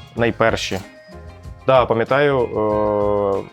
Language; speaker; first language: Ukrainian; native; Ukrainian